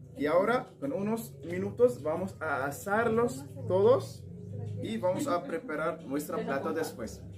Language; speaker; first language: Spanish; non-native, learner; Arabic